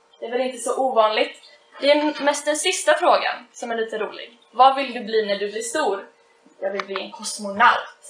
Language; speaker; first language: Swedish; native; Swedish